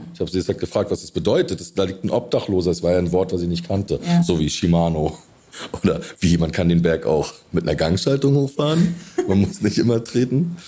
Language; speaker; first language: German; native; German